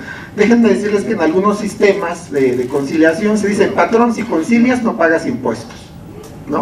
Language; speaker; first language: Spanish; native; Spanish